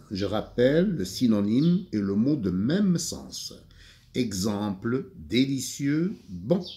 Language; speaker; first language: French; non-native, local second language; Arabic